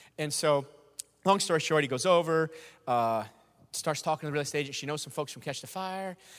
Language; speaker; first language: English; native; English